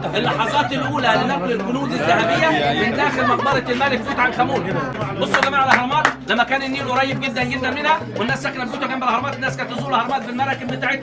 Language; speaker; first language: Arabic; native; Arabic